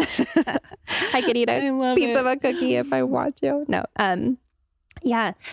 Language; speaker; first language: English; native; English